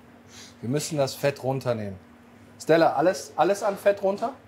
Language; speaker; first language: German; native; German